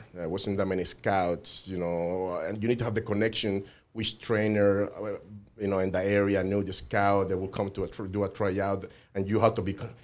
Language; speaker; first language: English; non-native, fluent; Spanish